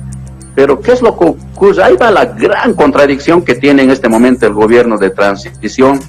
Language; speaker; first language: Spanish; native; Spanish